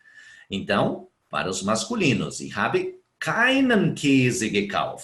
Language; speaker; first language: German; non-native, fluent; Portuguese